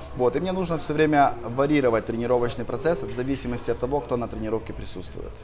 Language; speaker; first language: Russian; non-native, local second language; Ukrainian